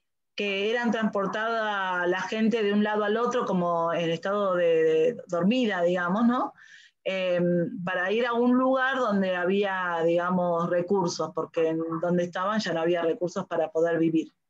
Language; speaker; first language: Spanish; native; Spanish